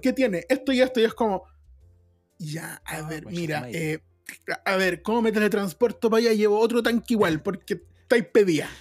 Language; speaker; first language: Spanish; native; Spanish